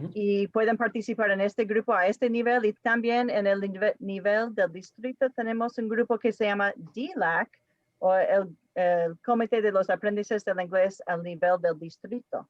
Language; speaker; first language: Spanish; non-native, fluent; English